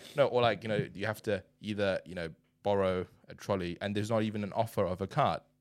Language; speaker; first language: English; non-native, fluent; Chinese